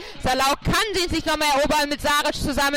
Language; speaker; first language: German; native; German